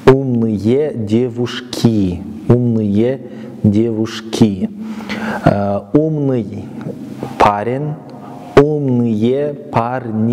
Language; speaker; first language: Russian; non-native, local second language; Kyrgyz